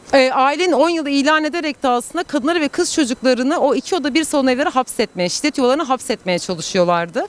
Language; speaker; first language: Turkish; native; Turkish